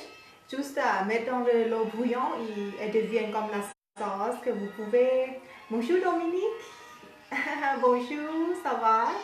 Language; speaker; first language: French; non-native, learner; Thai